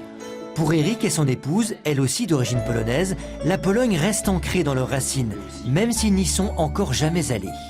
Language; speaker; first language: French; native; French